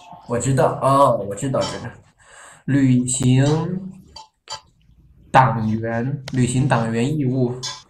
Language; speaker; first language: Chinese; native; Chinese